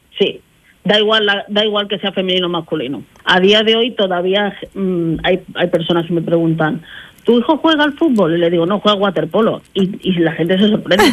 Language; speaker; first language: Spanish; early bilingual, heritage; English